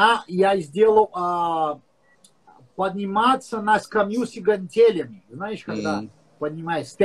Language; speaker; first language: Russian; non-native, learner; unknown